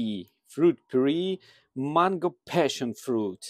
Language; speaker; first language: English; non-native, learner; Russian